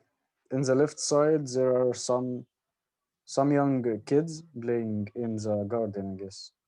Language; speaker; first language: English; non-native, learner; Arabic